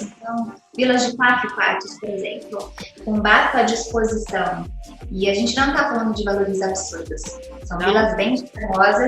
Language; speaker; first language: Portuguese; native; Portuguese